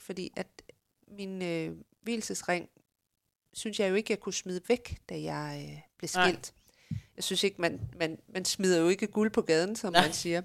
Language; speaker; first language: Danish; native; Danish